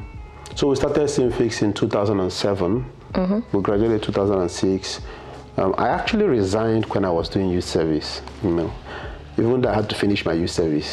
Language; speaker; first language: English; non-native, local second language; Igbo